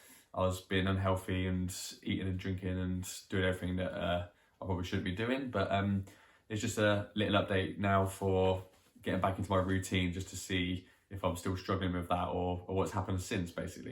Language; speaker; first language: English; native; English